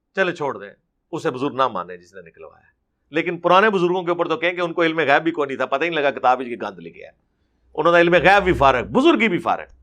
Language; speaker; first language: Urdu; non-native, local second language; Punjabi